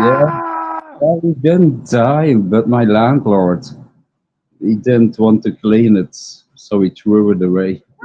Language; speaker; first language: English; non-native, learner; Dutch